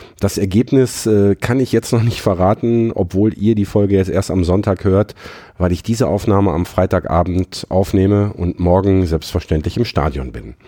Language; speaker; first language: German; native; German